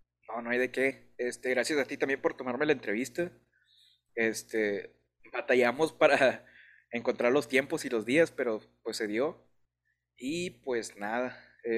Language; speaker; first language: Spanish; native; Spanish